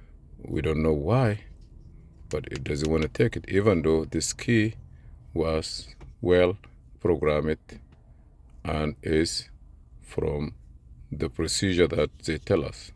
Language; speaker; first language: English; non-native, fluent; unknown